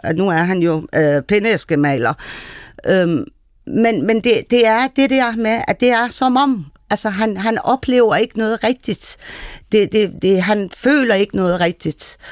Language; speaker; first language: Danish; early bilingual, other home language; Persian